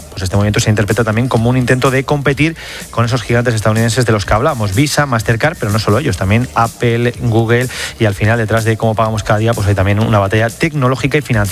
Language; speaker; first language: Spanish; native; Spanish